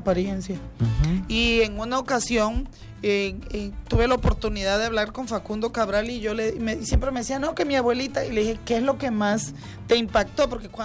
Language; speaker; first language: Spanish; native; Spanish